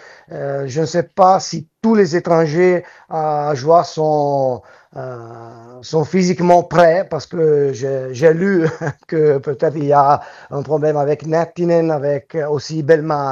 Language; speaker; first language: French; non-native, local second language; Italian